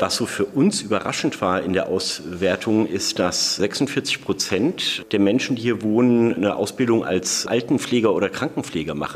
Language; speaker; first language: German; native; German